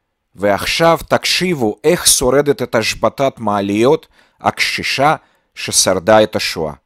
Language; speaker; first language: Hebrew; native; Hebrew